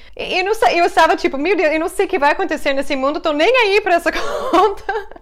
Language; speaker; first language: Portuguese; non-native, fluent; English